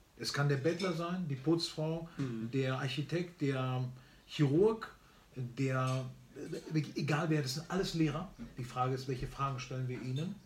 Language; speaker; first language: German; early bilingual, other home language; Spanish